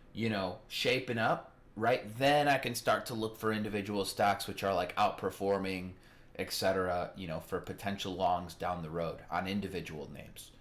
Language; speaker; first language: English; native; English